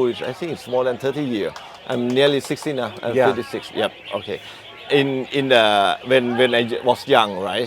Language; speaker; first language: English; non-native, learner; Thai